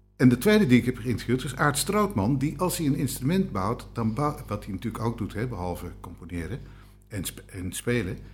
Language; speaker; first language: Dutch; native; Dutch